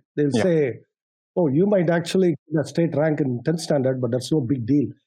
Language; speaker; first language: English; non-native, local second language; Tamil